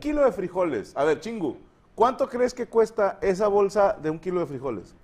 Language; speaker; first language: Spanish; native; Spanish